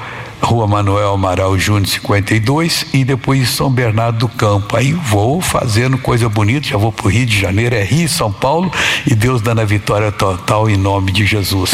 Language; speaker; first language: Portuguese; native; Portuguese